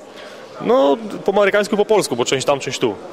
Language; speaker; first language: Polish; native; Polish